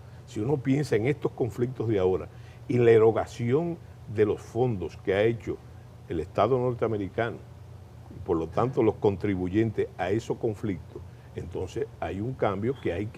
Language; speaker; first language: Spanish; native; Spanish